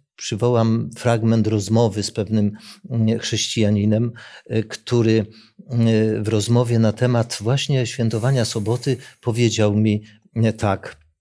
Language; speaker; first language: Polish; native; Polish